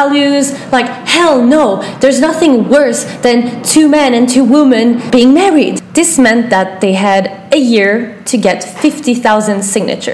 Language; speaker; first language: English; non-native, fluent; French